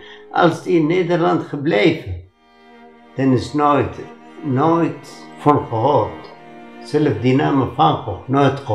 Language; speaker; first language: Dutch; non-native, fluent; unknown